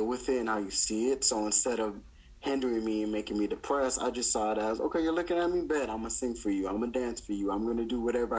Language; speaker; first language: English; native; English